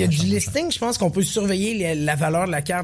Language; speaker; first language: French; native; French